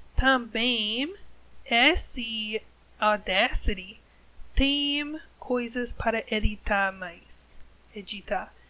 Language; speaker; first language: Portuguese; non-native, learner; English